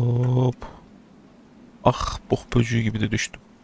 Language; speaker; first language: Turkish; native; Turkish